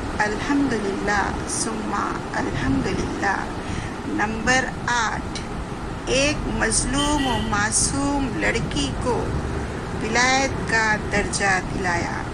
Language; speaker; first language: Urdu; native; Urdu